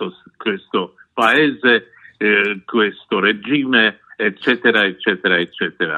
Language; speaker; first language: Italian; non-native, fluent; Polish